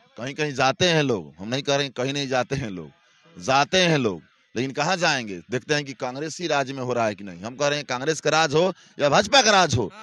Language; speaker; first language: Hindi; native; Hindi